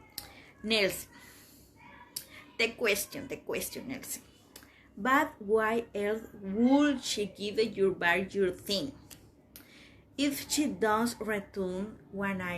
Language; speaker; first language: English; non-native, learner; Spanish